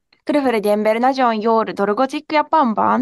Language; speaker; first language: Hungarian; non-native, learner; Japanese